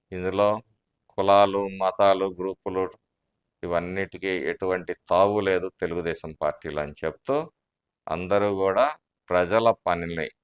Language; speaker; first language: Telugu; native; Telugu